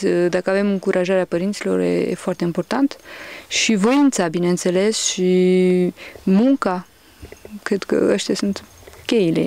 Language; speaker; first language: Romanian; early bilingual, heritage; Romanian